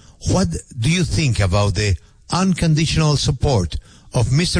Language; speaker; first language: English; non-native, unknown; Spanish